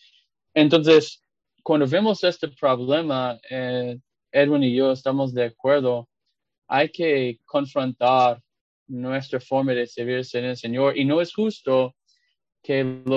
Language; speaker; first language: Spanish; non-native, fluent; English